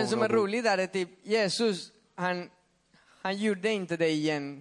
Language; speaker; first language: Swedish; non-native, fluent; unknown